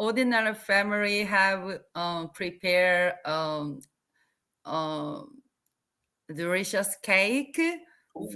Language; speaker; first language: English; non-native, learner; Korean